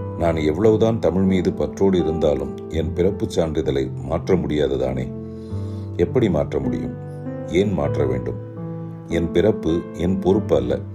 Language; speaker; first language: Tamil; non-native, local second language; Telugu